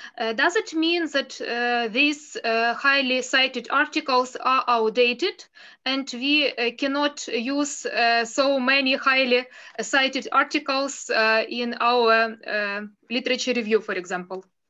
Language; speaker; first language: English; non-native, fluent; Ukrainian